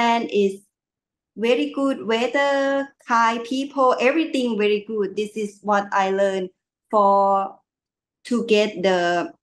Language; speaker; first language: English; non-native, learner; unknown